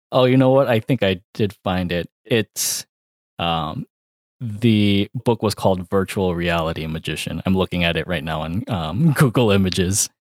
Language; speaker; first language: English; early bilingual, other home language; Filipino